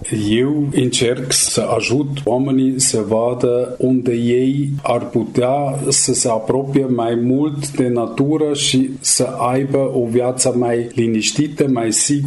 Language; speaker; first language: Romanian; non-native, fluent; German